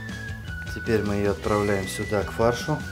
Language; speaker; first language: Russian; native; Russian